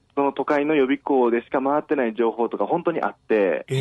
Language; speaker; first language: Japanese; native; Japanese